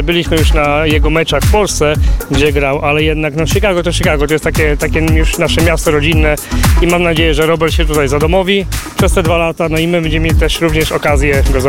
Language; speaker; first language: Polish; native; Polish